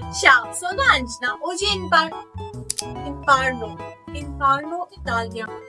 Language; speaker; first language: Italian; non-native, learner; Hindi